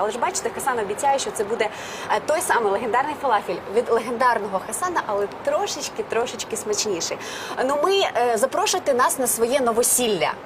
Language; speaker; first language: Ukrainian; native; Ukrainian